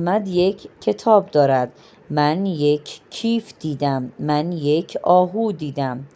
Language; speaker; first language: Persian; non-native, fluent; Urdu